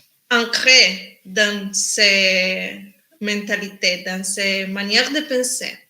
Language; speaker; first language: French; non-native, learner; Spanish